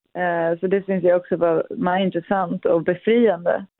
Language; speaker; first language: Swedish; early bilingual, other home language; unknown